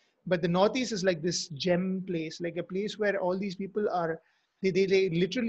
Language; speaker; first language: English; non-native, local second language; Mizo